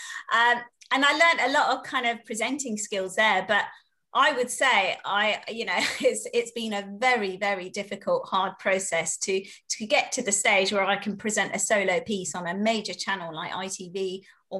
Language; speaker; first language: English; native; English